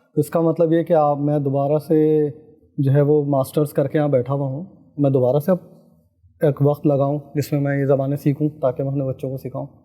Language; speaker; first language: Urdu; native; Urdu